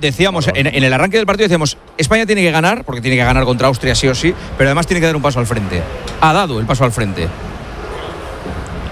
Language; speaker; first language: Spanish; native; Spanish